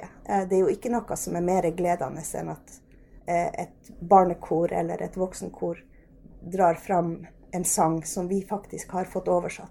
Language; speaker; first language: Norwegian; native; Norwegian